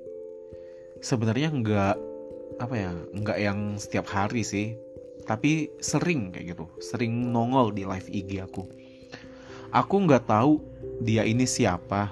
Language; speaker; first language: Indonesian; native; Indonesian